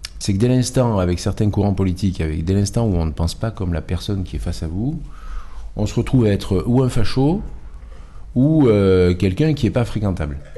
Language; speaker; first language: French; native; French